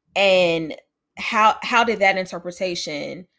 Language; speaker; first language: English; native; English